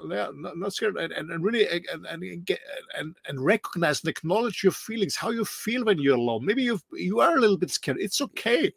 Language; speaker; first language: English; non-native, fluent; German